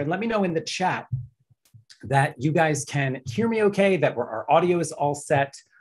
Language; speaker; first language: English; native; English